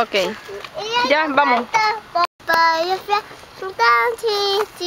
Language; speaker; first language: Spanish; native; Spanish